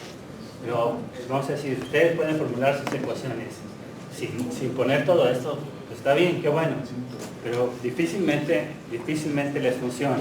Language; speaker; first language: Spanish; native; Spanish